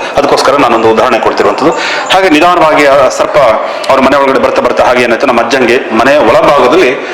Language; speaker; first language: Kannada; native; Kannada